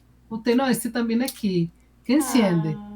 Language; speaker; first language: Portuguese; non-native, fluent; Spanish